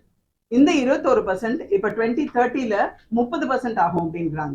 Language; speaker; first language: Tamil; native; Tamil